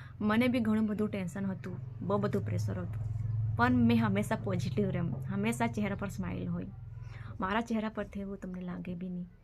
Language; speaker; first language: Gujarati; non-native, local second language; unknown